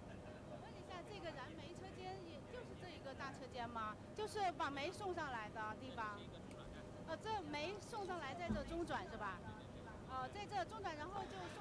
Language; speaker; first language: Chinese; native; Chinese